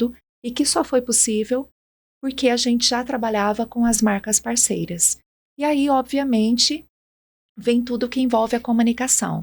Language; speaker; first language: Portuguese; native; Portuguese